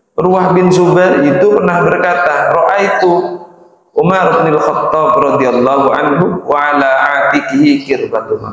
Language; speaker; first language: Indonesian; non-native, local second language; Madurese